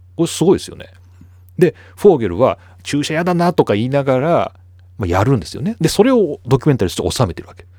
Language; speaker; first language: Japanese; native; Japanese